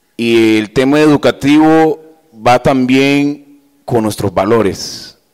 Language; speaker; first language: Spanish; native; Spanish